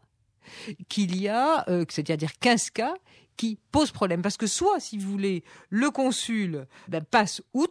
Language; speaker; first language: French; native; French